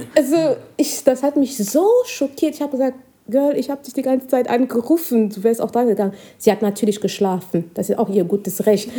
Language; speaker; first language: German; non-native, fluent; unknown